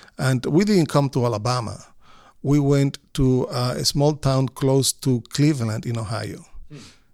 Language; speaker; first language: English; non-native, fluent; Spanish